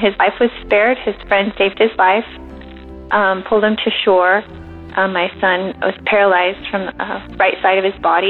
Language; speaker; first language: English; native; English